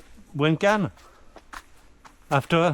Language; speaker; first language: English; non-native, learner; French